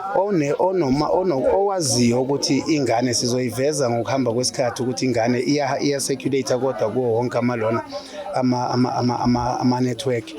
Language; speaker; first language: Zulu; native; Zulu